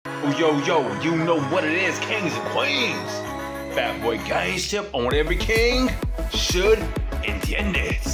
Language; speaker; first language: English; native; English